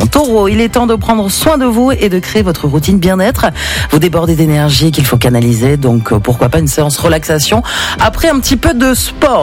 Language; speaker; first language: French; native; French